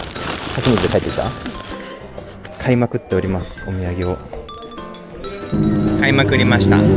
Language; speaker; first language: Japanese; native; Japanese